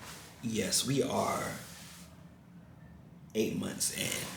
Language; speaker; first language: English; native; English